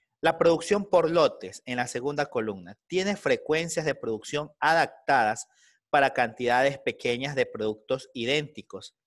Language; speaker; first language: Spanish; native; Spanish